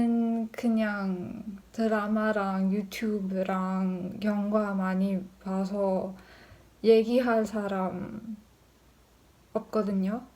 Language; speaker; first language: Korean; non-native, learner; English